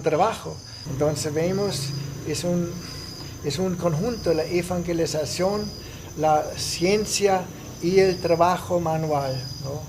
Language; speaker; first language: Spanish; non-native, fluent; Italian